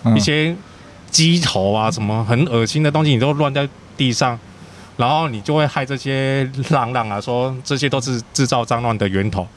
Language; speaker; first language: Chinese; native; Chinese